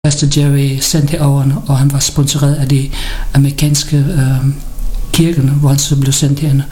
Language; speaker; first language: Danish; non-native, learner; Filipino